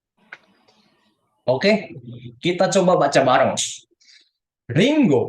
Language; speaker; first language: Indonesian; native; Indonesian